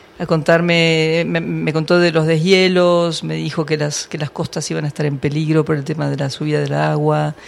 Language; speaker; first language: Spanish; early bilingual, other home language; English